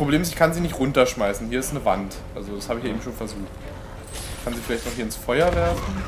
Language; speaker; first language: German; native; German